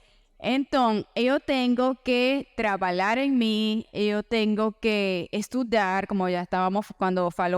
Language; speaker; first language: Portuguese; non-native, learner; Spanish